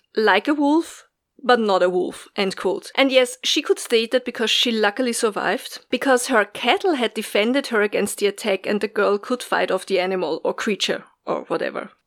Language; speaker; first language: English; non-native, fluent; German